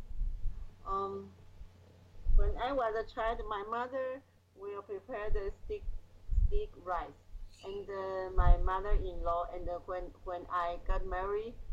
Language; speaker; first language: English; non-native, learner; Chinese